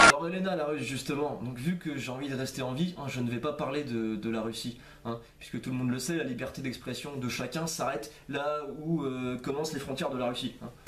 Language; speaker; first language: French; native; French